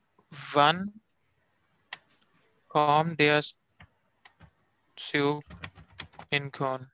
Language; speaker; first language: German; non-native, learner; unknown